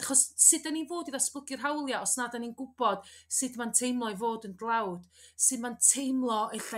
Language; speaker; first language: Welsh; native; Welsh